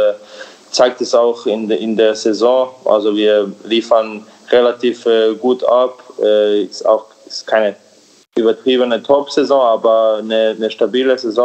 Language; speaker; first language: German; early bilingual, other home language; Serbian